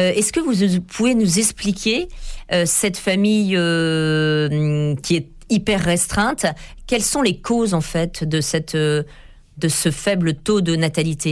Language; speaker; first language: French; native; French